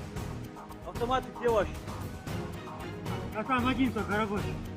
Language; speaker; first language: Russian; native; Russian